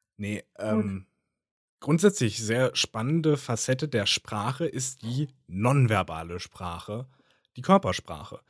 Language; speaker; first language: German; native; German